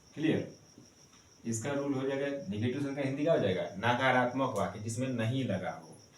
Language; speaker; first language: Hindi; native; Hindi